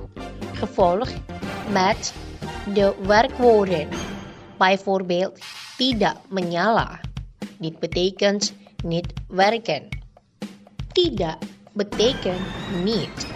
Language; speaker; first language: Dutch; non-native, fluent; Indonesian